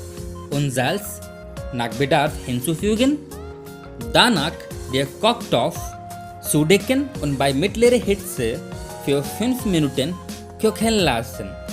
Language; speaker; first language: German; non-native, fluent; Hindi